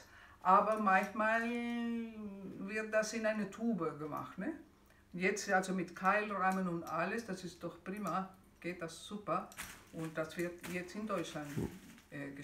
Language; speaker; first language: German; non-native, fluent; Spanish